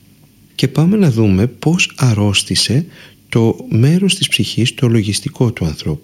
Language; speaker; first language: Greek; native; Greek